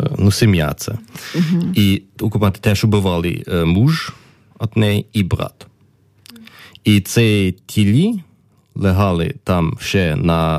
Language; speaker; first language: Ukrainian; early bilingual, heritage; German